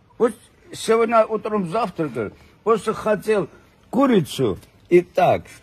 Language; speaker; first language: Russian; non-native, local second language; Armenian